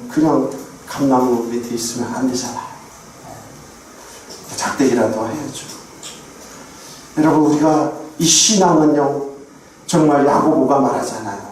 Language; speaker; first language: Korean; native; Korean